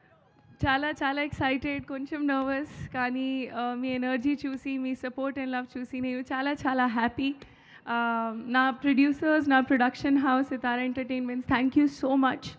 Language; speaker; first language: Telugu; non-native, local second language; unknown